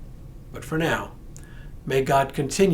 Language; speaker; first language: English; native; English